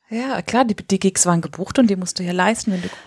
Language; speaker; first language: German; native; German